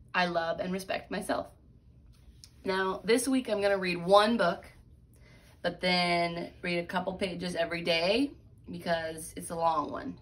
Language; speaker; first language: English; native; English